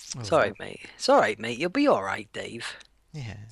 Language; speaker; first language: English; native; English